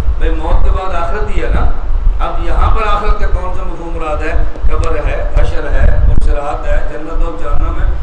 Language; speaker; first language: Urdu; non-native, local second language; Punjabi